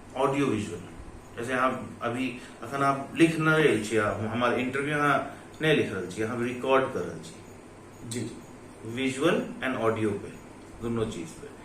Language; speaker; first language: Maithili; non-native, local second language; Bhojpuri